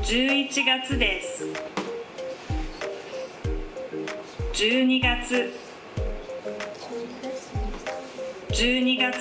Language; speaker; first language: Japanese; non-native, learner; Indonesian